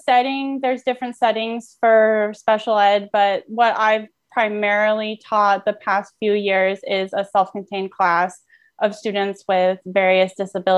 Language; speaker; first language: English; native; English